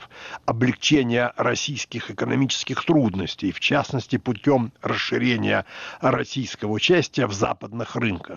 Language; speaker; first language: Russian; native; Russian